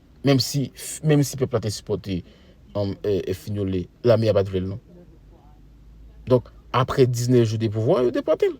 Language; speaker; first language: French; non-native, local second language; Haitian Creole